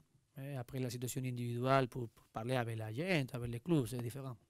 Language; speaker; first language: French; non-native, learner; Spanish